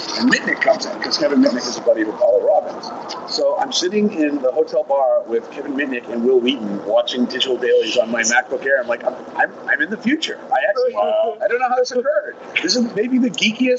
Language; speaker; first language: English; native; English